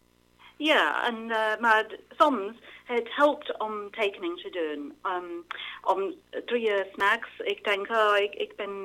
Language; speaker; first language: Dutch; non-native, learner; English